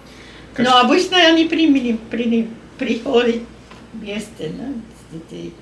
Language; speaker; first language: Russian; non-native, learner; Spanish